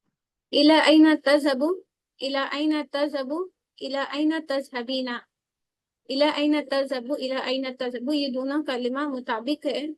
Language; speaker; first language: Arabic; non-native, learner; Urdu